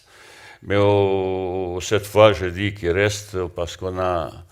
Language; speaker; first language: French; non-native, learner; Bosnian